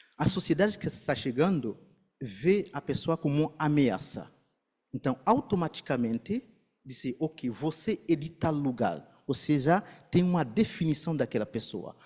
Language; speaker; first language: Portuguese; non-native, fluent; Haitian Creole